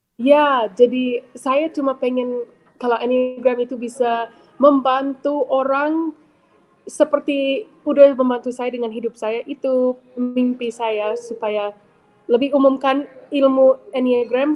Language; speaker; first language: Indonesian; non-native, fluent; English